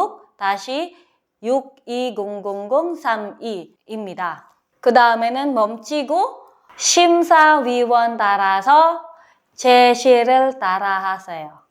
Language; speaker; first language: Korean; non-native, learner; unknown